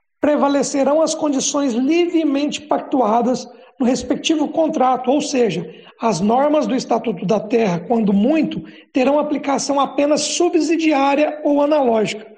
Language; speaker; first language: Portuguese; native; Portuguese